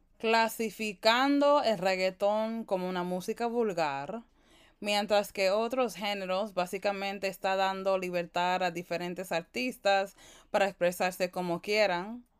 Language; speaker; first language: Spanish; early bilingual, heritage; Spanish